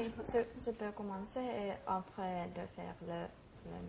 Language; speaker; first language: French; non-native, learner; Finnish